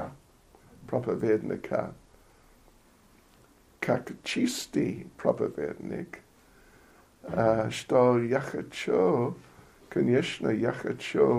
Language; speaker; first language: Russian; non-native, learner; English